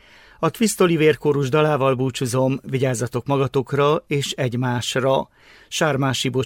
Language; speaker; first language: Hungarian; native; Hungarian